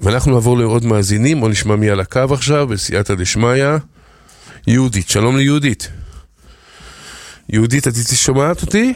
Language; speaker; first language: Hebrew; native; Hebrew